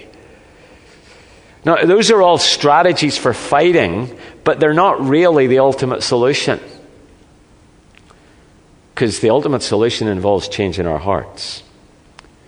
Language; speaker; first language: English; native; English